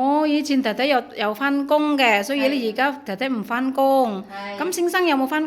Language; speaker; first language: Cantonese; native; Cantonese